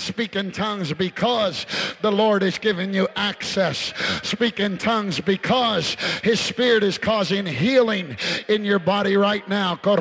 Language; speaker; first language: English; early bilingual, other home language; Spanish